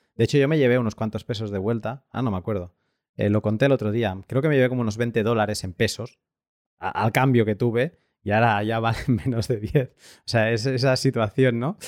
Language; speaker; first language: Spanish; native; Spanish